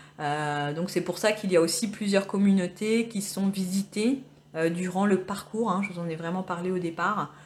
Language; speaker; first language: French; native; French